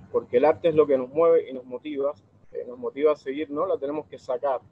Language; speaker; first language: Spanish; native; Spanish